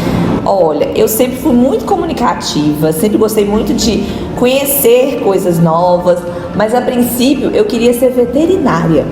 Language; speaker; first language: Portuguese; native; Portuguese